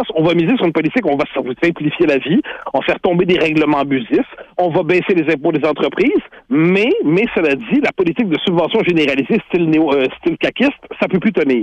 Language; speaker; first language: French; native; French